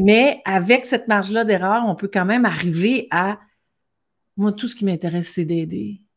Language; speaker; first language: French; native; French